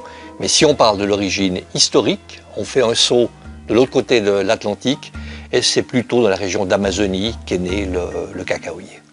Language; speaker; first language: French; native; French